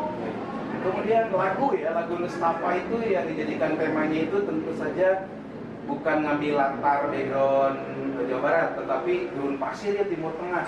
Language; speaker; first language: Indonesian; native; Indonesian